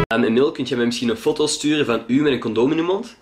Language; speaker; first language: Dutch; native; Dutch